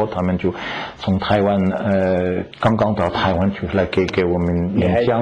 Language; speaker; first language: Chinese; non-native, fluent; French